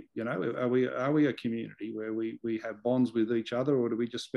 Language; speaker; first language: English; native; English